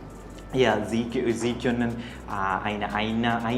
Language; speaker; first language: German; non-native, learner; Malayalam